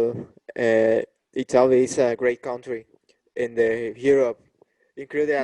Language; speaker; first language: English; non-native, learner; Spanish